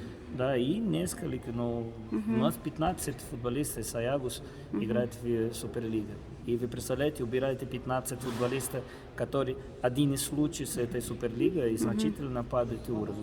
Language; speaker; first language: Russian; non-native, fluent; Portuguese